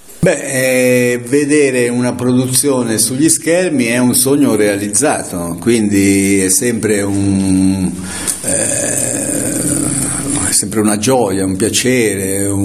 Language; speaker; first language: Italian; native; Italian